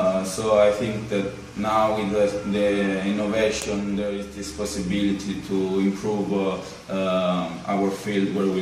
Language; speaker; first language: English; non-native, learner; Italian